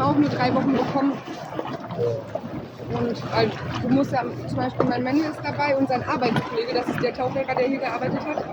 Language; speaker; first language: German; native; German